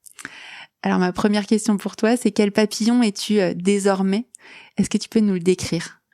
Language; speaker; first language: French; native; French